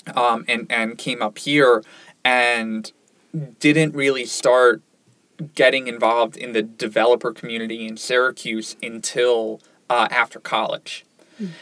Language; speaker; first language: English; native; English